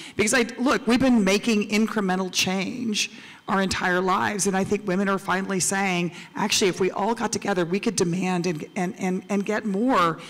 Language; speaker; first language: English; native; English